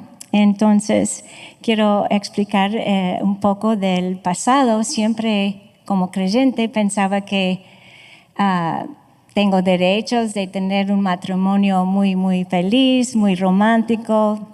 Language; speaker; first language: Spanish; non-native, fluent; English